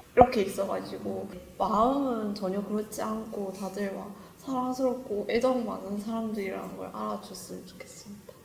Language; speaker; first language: Korean; native; Korean